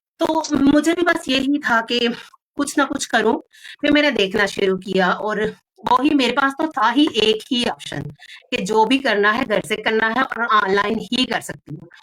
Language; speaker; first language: Urdu; non-native, local second language; Punjabi